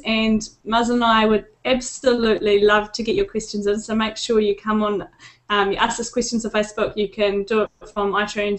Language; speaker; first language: English; native; English